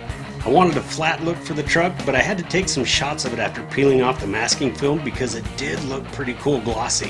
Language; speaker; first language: English; native; English